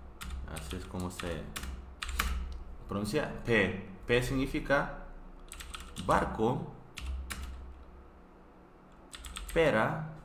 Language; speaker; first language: Spanish; non-native, fluent; Korean